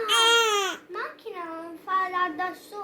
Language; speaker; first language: Italian; early bilingual, other home language; Bangla